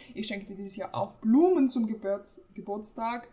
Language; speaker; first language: German; non-native, fluent; English